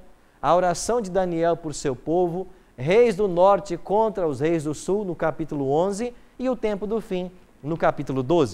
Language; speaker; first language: Portuguese; native; Portuguese